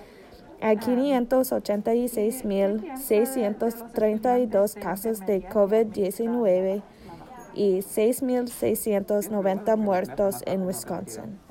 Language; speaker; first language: Spanish; non-native, learner; English